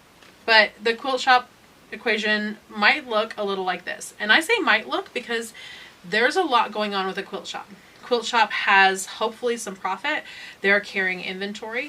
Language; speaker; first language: English; native; English